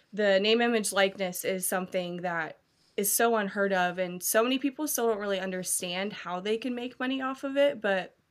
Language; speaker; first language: English; native; English